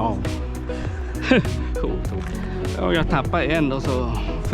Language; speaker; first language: Swedish; non-native, fluent; Vietnamese